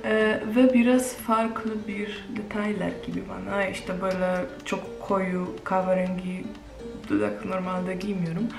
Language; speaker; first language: Turkish; non-native, fluent; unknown